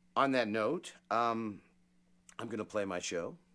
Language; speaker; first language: English; native; English